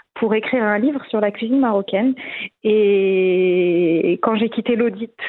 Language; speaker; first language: French; non-native, local second language; Arabic